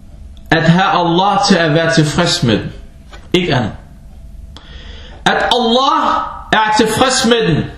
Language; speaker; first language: Danish; non-native, fluent; Arabic